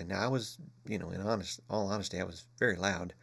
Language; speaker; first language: English; native; English